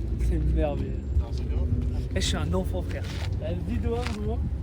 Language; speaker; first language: French; native; French